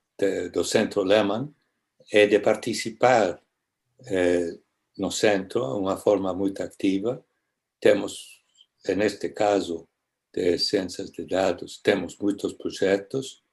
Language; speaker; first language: Portuguese; non-native, learner; English